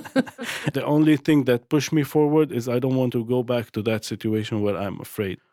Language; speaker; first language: English; non-native, fluent; Arabic